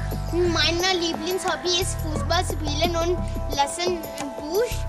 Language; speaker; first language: German; non-native, learner; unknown